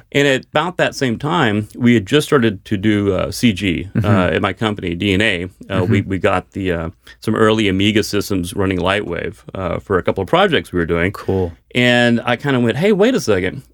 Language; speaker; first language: English; native; English